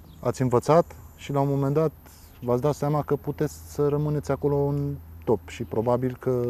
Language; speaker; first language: Romanian; native; Romanian